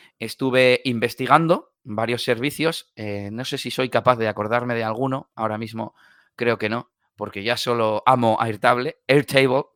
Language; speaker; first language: Spanish; native; Spanish